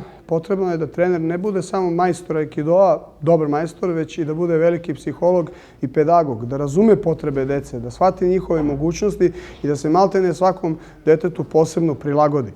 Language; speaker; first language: Bosnian; native; Bosnian